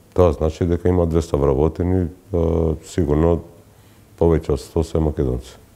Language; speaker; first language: Macedonian; non-native, local second language; Albanian